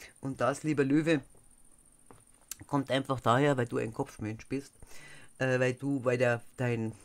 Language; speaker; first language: German; native; German